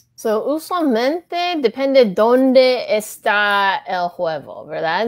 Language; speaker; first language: Spanish; non-native, learner; English